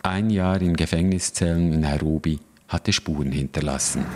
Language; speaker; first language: German; native; German